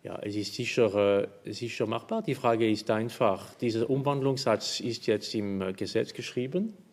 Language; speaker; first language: German; non-native, local second language; French